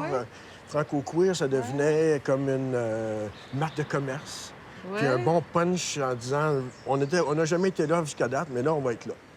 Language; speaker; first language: French; native; French